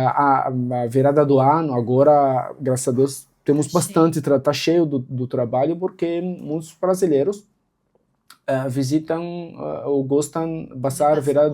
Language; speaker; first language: Portuguese; non-native, local second language; Arabic